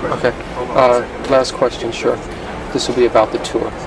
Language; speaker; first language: English; native; English